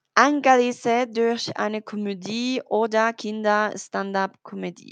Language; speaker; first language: German; non-native, fluent; Spanish